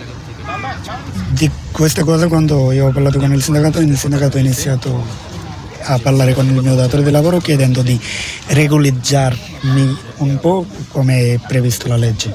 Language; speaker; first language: Italian; non-native, learner; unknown